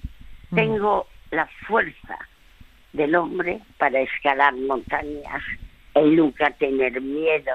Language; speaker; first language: Spanish; early bilingual, other home language; French